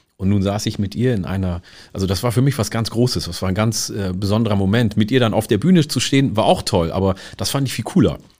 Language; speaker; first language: German; early bilingual, other home language; Oromo